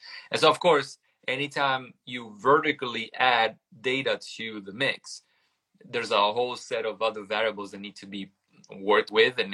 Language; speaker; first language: English; non-native, fluent; Italian